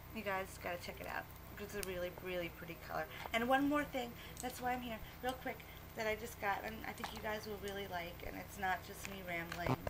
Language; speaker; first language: English; native; English